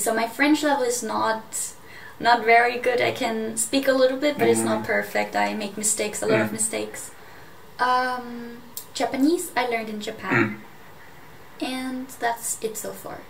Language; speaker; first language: English; non-native, fluent; German